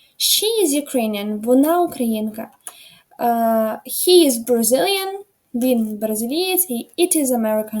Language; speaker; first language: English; non-native, fluent; Ukrainian